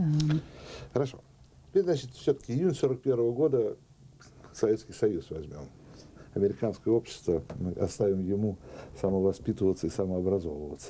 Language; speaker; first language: Russian; native; Russian